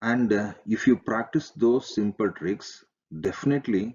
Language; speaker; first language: English; non-native, local second language; Kannada